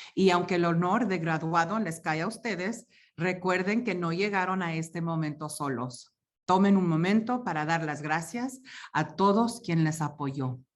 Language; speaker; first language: Spanish; early bilingual, heritage; Spanish